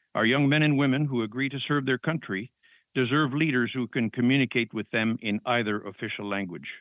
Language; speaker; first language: English; non-native, fluent; French